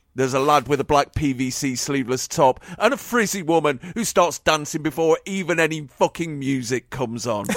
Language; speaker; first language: English; native; English